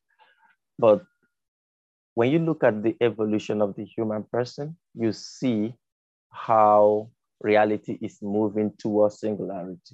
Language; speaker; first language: English; non-native, local second language; Igbo